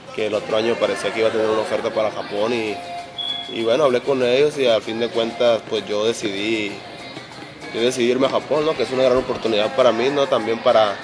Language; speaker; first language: Spanish; native; Spanish